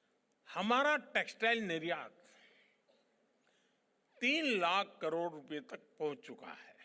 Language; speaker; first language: Hindi; non-native, local second language; Gujarati